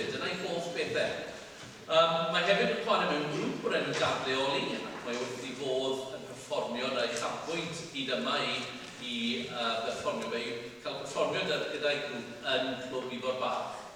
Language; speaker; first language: Welsh; native; Welsh